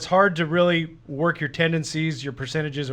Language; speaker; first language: English; native; English